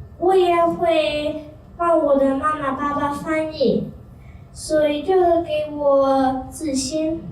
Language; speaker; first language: Chinese; non-native, learner; English